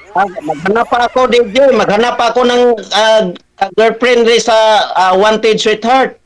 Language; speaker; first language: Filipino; non-native, local second language; Cebuano